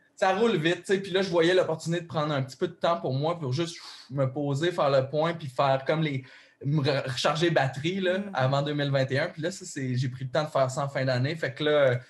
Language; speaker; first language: French; native; French